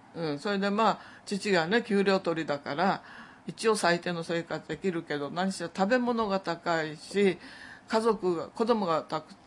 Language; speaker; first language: Japanese; native; Japanese